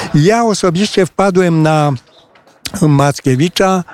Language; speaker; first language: Polish; non-native, fluent; Romanian